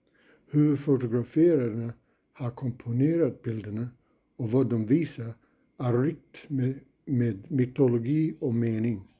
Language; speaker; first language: Swedish; non-native, fluent; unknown